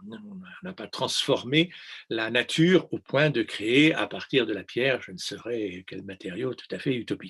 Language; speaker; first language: French; native; French